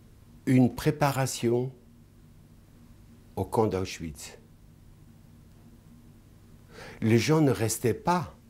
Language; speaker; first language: French; non-native, fluent; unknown